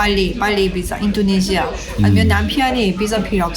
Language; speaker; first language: Korean; non-native, learner; Persian